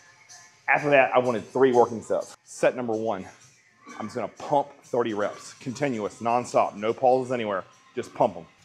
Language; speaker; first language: English; native; English